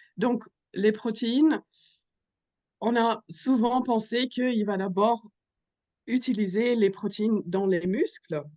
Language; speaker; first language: French; non-native, fluent; German